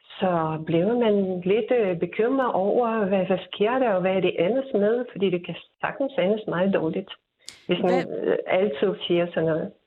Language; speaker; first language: Danish; non-native, fluent; Russian